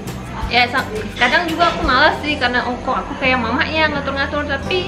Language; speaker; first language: Indonesian; native; Indonesian